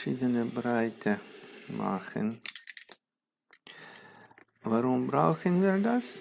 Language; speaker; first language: German; non-native, fluent; Russian